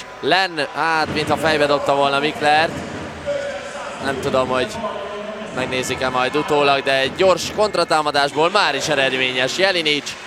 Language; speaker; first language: Hungarian; native; Hungarian